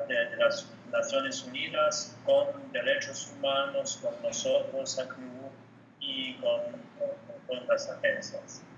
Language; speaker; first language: Spanish; non-native, fluent; French